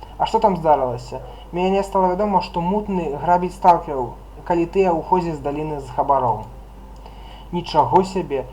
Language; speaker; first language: Belarusian; non-native, local second language; Russian